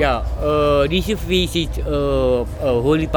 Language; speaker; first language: Dutch; non-native, local second language; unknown